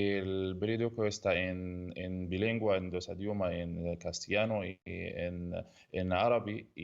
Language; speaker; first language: Spanish; non-native, learner; Arabic